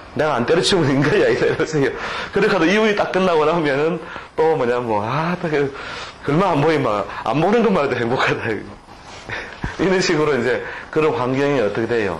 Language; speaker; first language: Korean; native; Korean